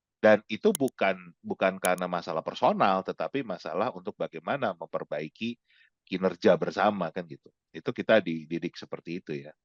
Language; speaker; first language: Indonesian; native; Indonesian